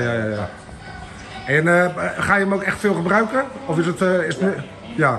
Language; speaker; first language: Dutch; native; Dutch